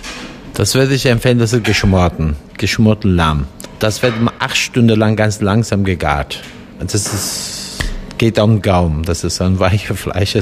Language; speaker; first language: German; non-native, fluent; Turkish